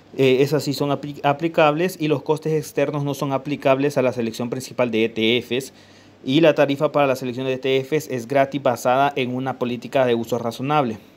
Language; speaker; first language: Spanish; native; Spanish